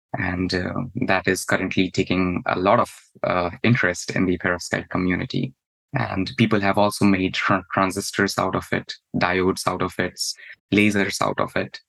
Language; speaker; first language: English; non-native, local second language; Hindi